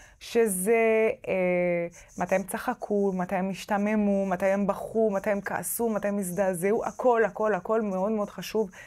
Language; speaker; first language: Hebrew; non-native, fluent; French